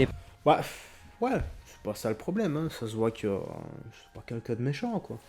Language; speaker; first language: French; native; French